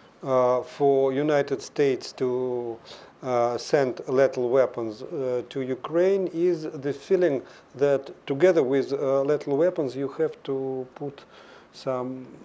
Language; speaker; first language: English; non-native, fluent; Russian